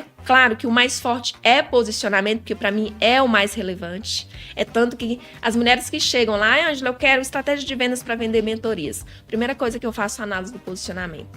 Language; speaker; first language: Portuguese; native; Portuguese